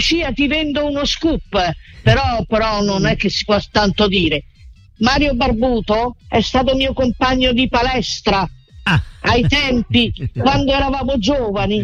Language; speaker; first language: Italian; native; Italian